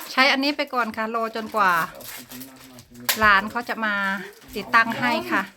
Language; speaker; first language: Thai; native; Thai